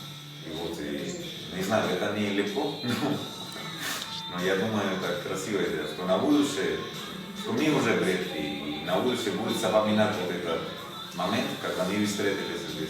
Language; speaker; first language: Russian; non-native, learner; Spanish